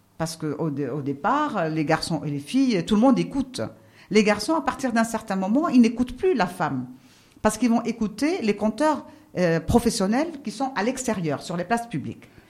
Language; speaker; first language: French; non-native, local second language; Arabic